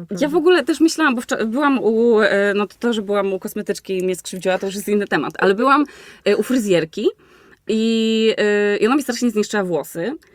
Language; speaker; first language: Polish; native; Polish